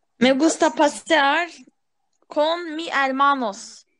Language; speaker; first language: Spanish; non-native, learner; Turkish